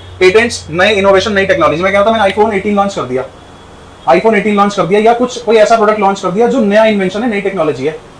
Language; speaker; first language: Hindi; native; Hindi